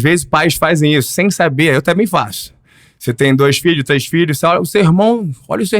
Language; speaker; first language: Portuguese; early bilingual, heritage; Portuguese